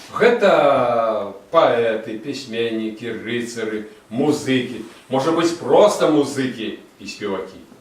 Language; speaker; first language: Belarusian; native; Belarusian